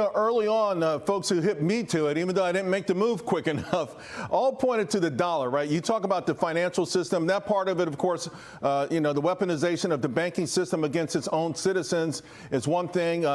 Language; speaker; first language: English; native; English